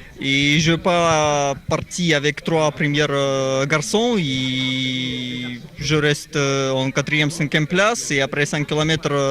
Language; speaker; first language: French; non-native, learner; Russian